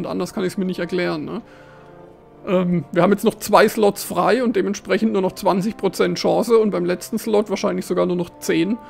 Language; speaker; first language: German; native; German